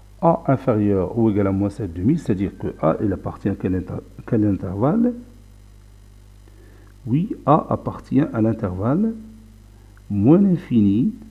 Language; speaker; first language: French; non-native, local second language; Arabic